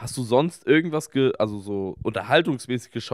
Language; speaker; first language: German; native; German